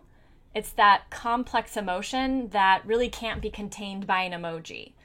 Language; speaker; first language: English; native; English